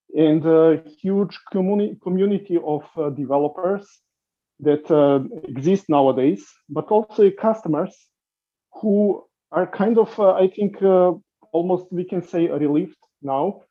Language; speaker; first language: English; non-native, fluent; Serbian